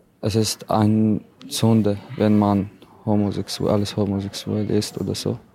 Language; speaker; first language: German; non-native, learner; Arabic